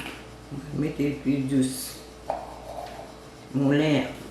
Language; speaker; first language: French; non-native, local second language; Haitian Creole